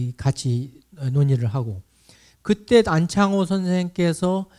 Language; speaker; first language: Korean; native; Korean